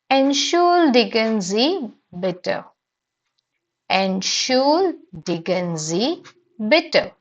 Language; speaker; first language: German; non-native, fluent; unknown